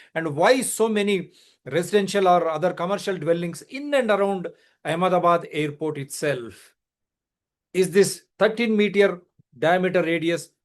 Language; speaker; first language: English; non-native, local second language; Telugu